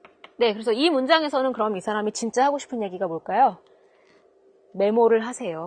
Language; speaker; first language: Korean; native; Korean